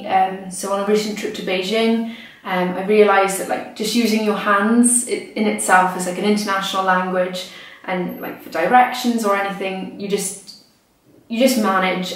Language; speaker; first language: English; native; English